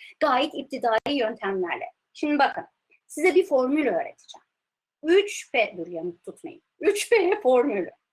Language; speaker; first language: Turkish; early bilingual, heritage; Turkish